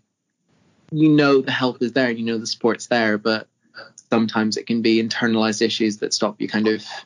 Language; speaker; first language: English; native; English